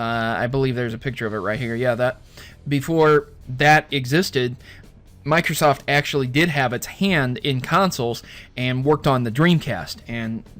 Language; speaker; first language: English; native; English